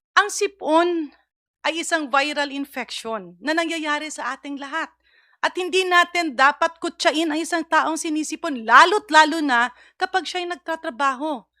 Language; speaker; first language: Filipino; non-native, local second language; Cebuano